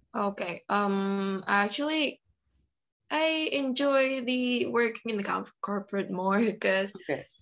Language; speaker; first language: English; non-native, fluent; Indonesian